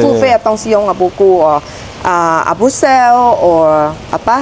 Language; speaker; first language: French; non-native, learner; Thai